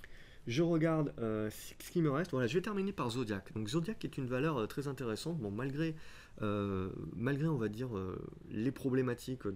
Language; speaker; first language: French; native; French